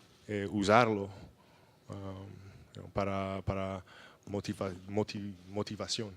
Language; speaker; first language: Spanish; non-native, learner; English